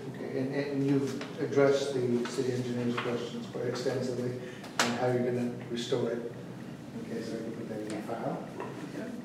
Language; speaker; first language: English; native; English